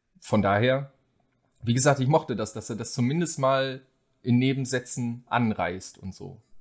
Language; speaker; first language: German; native; German